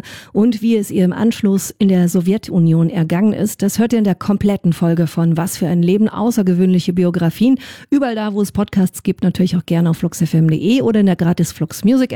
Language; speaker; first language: German; native; German